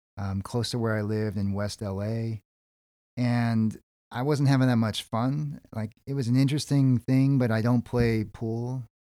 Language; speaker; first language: English; native; English